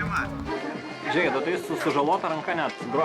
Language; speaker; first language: Lithuanian; native; Lithuanian